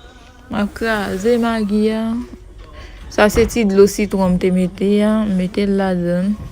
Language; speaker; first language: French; non-native, local second language; Haitian Creole